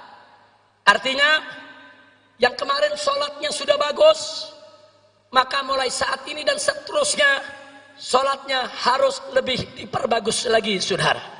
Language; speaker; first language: Indonesian; native; Indonesian